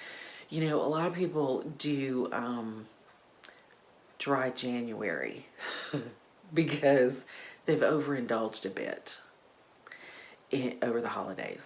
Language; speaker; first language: English; native; English